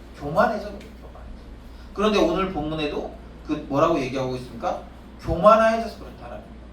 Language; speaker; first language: Korean; native; Korean